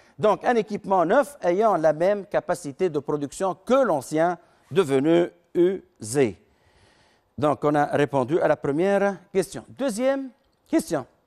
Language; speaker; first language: French; non-native, local second language; Arabic